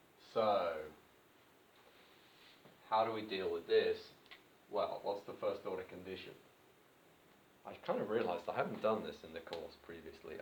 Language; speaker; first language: English; native; English